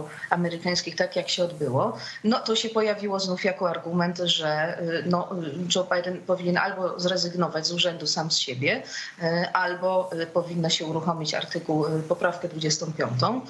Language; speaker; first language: Polish; native; Polish